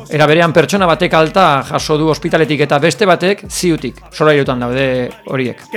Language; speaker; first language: Basque; native; Basque